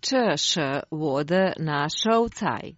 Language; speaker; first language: Chinese; non-native, learner; Croatian